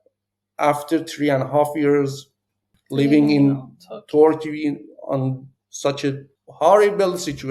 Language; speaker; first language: English; non-native, learner; Persian